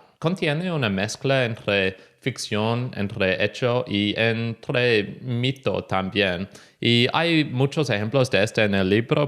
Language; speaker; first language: Spanish; non-native, fluent; English